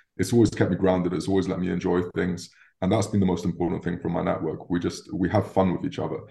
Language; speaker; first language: English; native; English